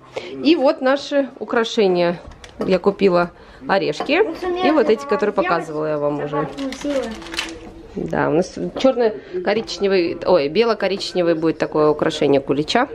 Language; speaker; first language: Russian; native; Russian